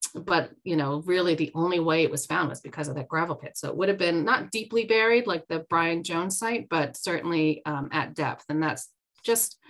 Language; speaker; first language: English; native; English